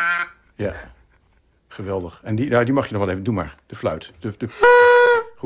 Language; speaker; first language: Dutch; native; Dutch